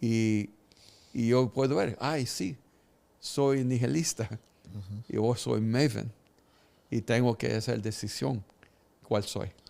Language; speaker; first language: Spanish; early bilingual, heritage; Spanish